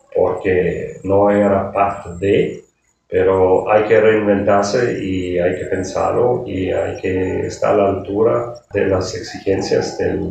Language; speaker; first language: Spanish; non-native, fluent; German